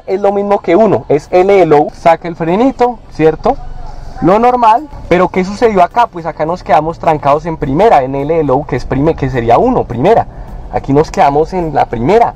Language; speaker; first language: Spanish; native; Spanish